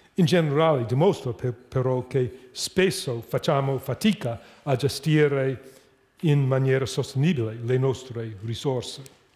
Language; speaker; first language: Italian; non-native, fluent; English